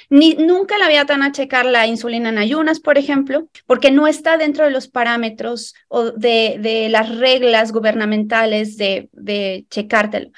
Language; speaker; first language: Spanish; native; Spanish